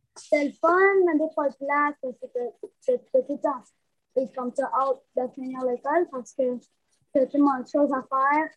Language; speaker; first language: French; native; French